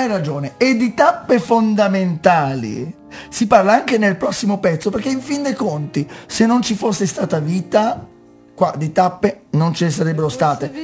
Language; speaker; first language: Italian; native; Italian